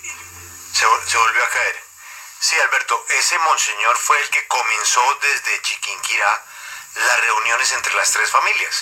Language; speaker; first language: Spanish; native; Spanish